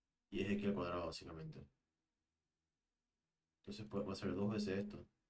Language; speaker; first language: Spanish; native; Spanish